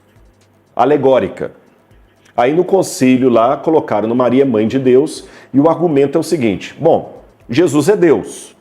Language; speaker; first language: Portuguese; native; Portuguese